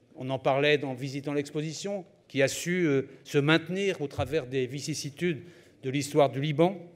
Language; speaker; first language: French; native; French